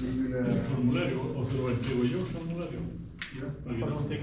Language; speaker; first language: Spanish; native; Spanish